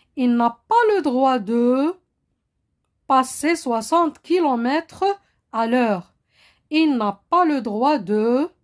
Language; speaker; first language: French; non-native, local second language; Arabic